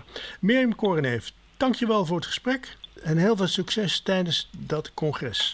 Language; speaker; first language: Dutch; native; Dutch